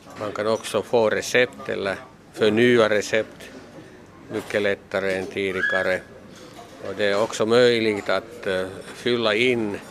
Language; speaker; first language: Swedish; non-native, local second language; Finnish